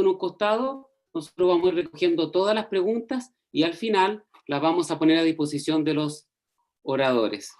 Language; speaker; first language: Spanish; native; Spanish